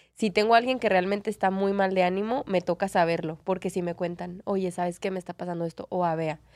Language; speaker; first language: Spanish; native; Spanish